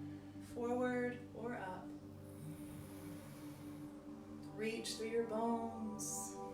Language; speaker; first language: English; native; English